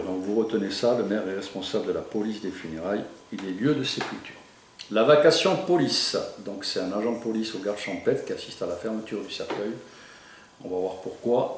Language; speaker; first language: French; native; French